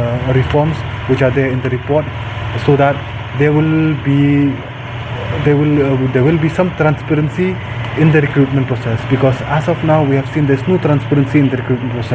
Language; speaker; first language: English; non-native, local second language; Khasi